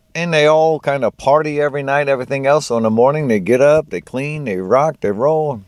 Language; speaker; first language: English; native; English